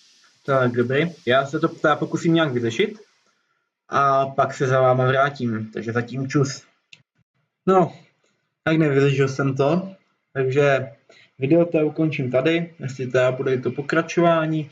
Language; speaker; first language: Czech; native; Czech